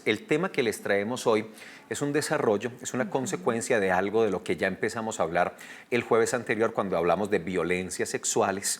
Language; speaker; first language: Spanish; native; Spanish